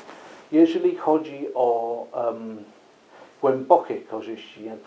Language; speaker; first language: Polish; non-native, fluent; English